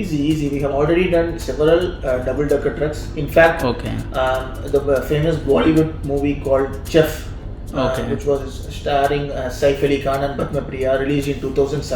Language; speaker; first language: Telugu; non-native, learner; Tamil